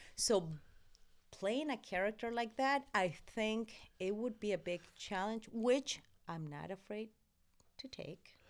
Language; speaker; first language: English; non-native, fluent; Spanish